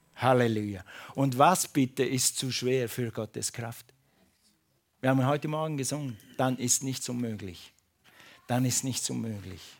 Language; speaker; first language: German; non-native, fluent; English